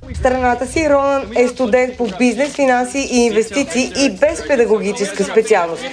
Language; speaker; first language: Bulgarian; native; Bulgarian